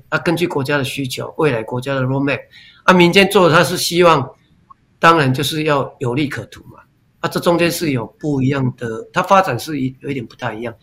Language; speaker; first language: Chinese; non-native, local second language; Min Nan Chinese